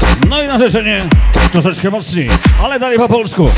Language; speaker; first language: Polish; native; Polish